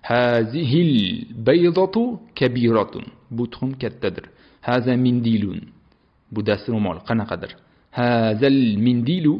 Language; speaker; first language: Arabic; non-native, fluent; Uzbek